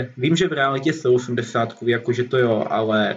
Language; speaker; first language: Czech; native; Czech